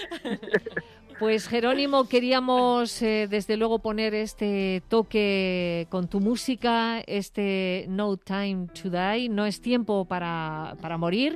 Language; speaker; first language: Spanish; native; Spanish